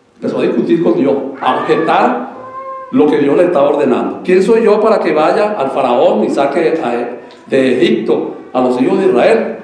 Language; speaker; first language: Spanish; native; Spanish